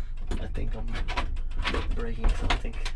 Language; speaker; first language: English; non-native, fluent; French